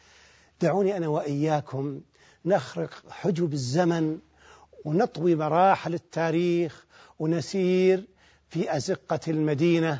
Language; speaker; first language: Arabic; native; Arabic